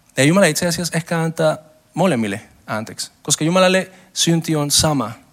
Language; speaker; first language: Finnish; non-native, learner; Spanish